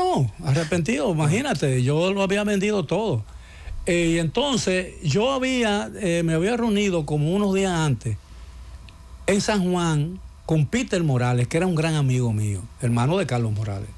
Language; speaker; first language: Spanish; native; Spanish